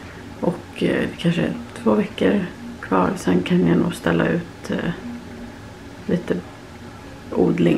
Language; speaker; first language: Swedish; native; Swedish